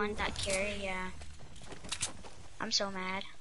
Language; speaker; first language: English; native; English